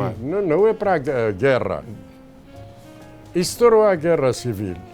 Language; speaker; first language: Portuguese; non-native, fluent; Arabic